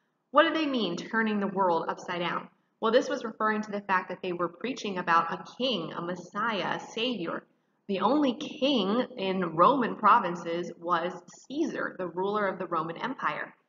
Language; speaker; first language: English; native; English